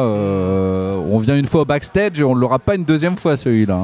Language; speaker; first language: French; native; French